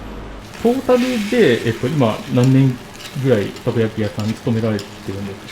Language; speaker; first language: Japanese; native; Japanese